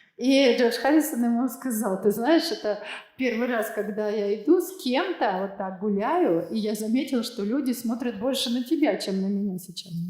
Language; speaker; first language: Russian; native; Russian